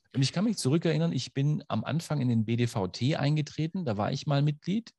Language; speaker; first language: German; native; German